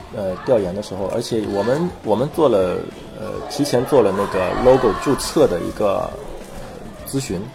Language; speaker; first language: Chinese; native; Chinese